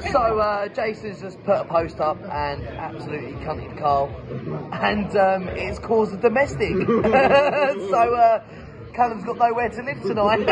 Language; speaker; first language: English; native; English